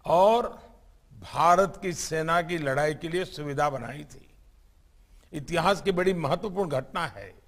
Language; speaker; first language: Hindi; non-native, local second language; Gujarati